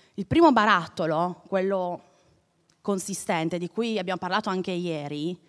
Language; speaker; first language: Italian; native; Italian